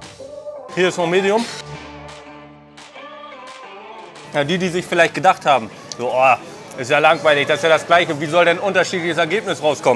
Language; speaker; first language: German; native; German